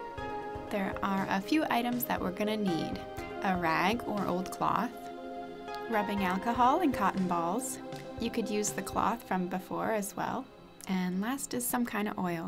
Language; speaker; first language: English; native; English